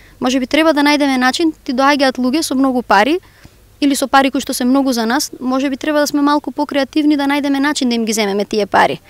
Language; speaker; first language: Macedonian; native; Macedonian